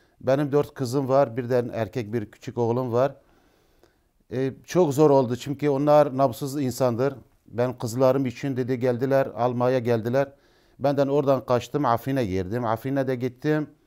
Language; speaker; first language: Turkish; non-native, learner; Arabic